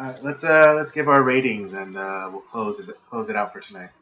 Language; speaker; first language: English; native; English